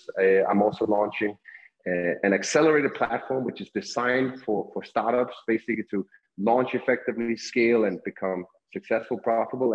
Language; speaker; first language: English; non-native, fluent; Danish